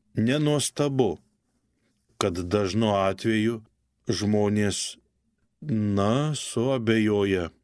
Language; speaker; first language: Lithuanian; native; Lithuanian